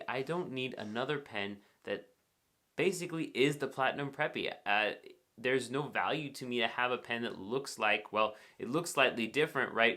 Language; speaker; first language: English; native; English